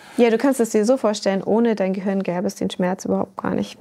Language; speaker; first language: German; native; German